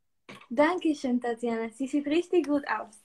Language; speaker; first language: German; non-native, learner; Spanish